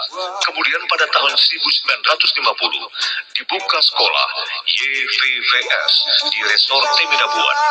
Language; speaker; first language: Indonesian; native; Indonesian